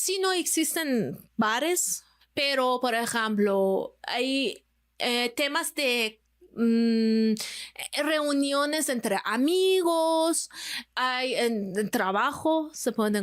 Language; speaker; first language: Spanish; non-native, fluent; Persian